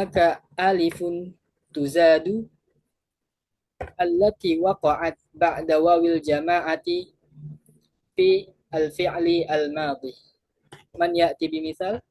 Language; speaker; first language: Arabic; non-native, fluent; Indonesian